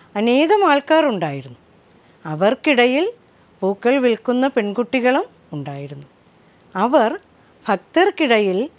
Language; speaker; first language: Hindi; non-native, local second language; Malayalam